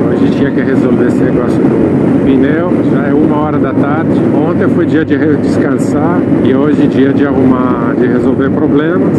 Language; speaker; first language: Portuguese; non-native, fluent; Italian